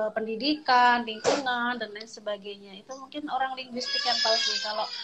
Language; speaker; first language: Indonesian; native; Indonesian